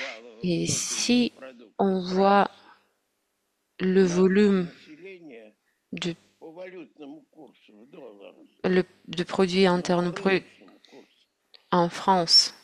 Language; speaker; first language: French; non-native, fluent; Russian